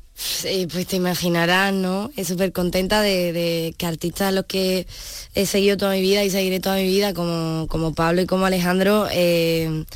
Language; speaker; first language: Spanish; native; Spanish